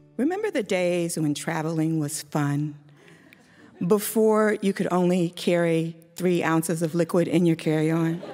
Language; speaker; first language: English; native; English